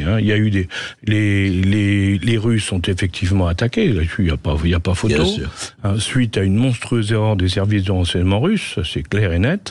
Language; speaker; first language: French; native; French